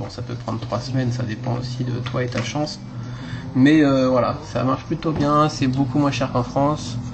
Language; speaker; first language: French; native; French